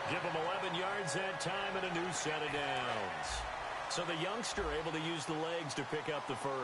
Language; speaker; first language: English; native; English